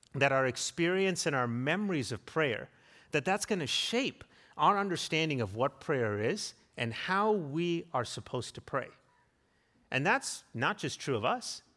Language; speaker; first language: English; native; English